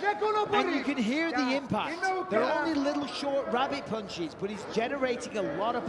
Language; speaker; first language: English; native; English